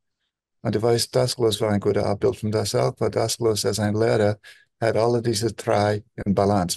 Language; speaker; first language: German; non-native, fluent; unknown